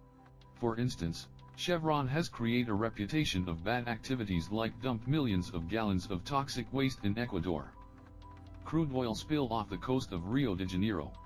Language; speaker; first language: English; non-native, learner; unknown